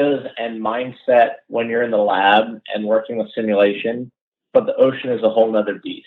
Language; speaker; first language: English; native; English